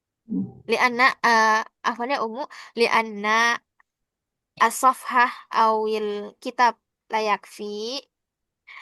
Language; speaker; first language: Arabic; non-native, fluent; Indonesian